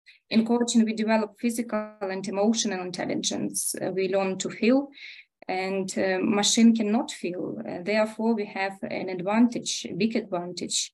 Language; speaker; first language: English; non-native, fluent; Ukrainian